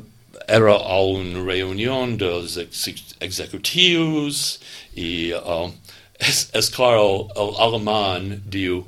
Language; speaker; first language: Catalan; non-native, learner; English